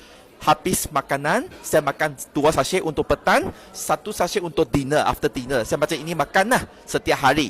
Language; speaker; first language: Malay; non-native, local second language; Chinese